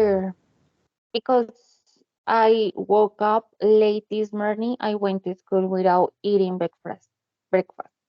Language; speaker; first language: English; non-native, learner; Spanish